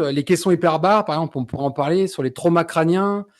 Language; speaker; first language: French; native; French